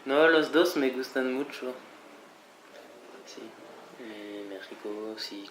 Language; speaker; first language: Spanish; non-native, fluent; French